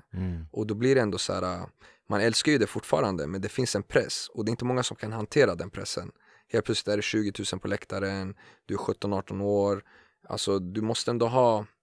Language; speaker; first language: Swedish; early bilingual, other home language; Kurdish